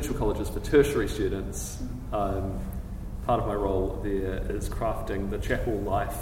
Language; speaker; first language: English; native; English